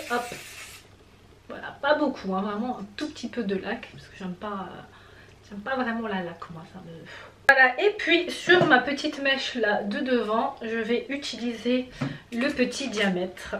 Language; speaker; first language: French; native; French